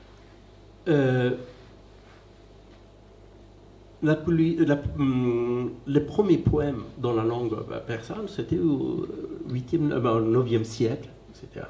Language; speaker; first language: French; non-native, fluent; Persian